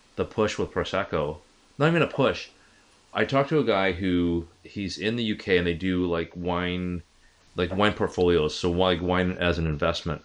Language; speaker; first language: English; native; English